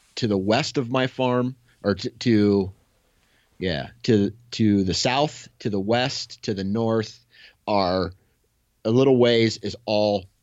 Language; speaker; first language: English; native; English